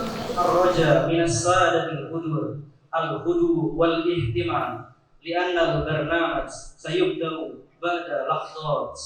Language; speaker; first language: Arabic; non-native, fluent; Indonesian